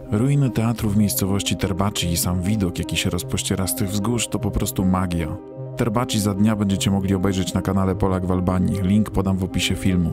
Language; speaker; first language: Polish; native; Polish